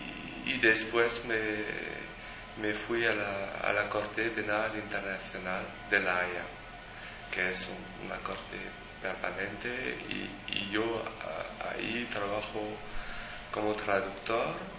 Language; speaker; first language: Spanish; non-native, fluent; French